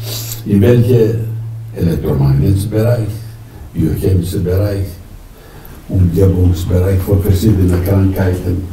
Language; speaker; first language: German; non-native, fluent; Greek